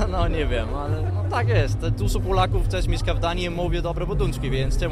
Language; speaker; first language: Polish; non-native, learner; Danish